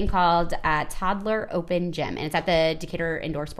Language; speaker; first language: English; native; English